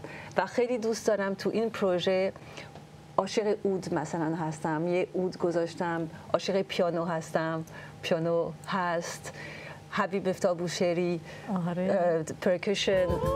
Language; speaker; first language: Persian; early bilingual, heritage; French